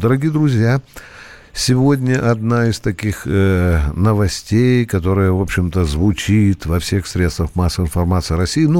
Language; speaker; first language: Russian; native; Russian